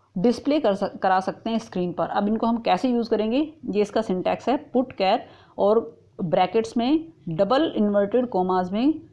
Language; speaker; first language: Hindi; native; Hindi